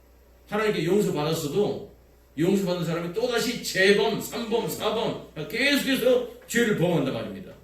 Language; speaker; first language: Korean; native; Korean